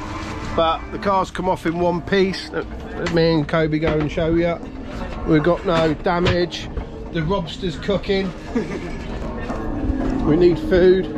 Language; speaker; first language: English; native; English